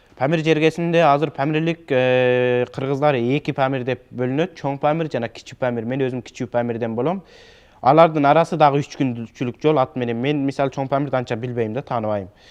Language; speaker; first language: Kyrgyz; early bilingual, heritage; Kyrgyz